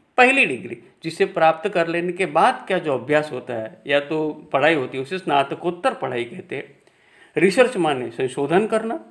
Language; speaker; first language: Hindi; non-native, local second language; Gujarati